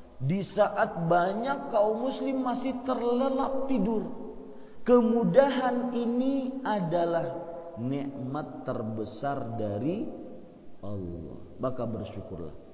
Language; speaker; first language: Indonesian; native; Indonesian